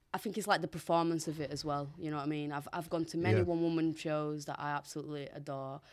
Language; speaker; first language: English; non-native, local second language; Portuguese